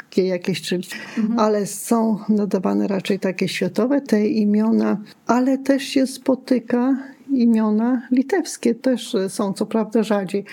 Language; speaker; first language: Polish; non-native, local second language; Lithuanian